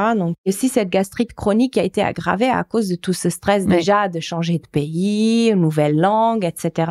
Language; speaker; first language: French; non-native, fluent; Portuguese